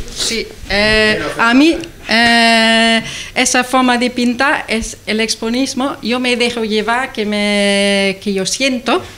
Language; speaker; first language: Spanish; non-native, learner; German